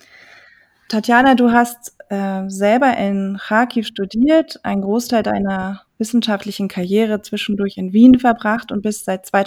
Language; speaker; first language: German; native; German